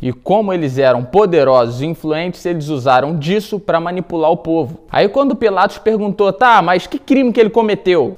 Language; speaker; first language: Portuguese; native; Portuguese